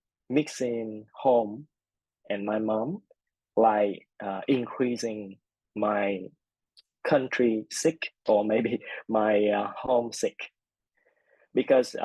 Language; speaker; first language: English; non-native, fluent; Vietnamese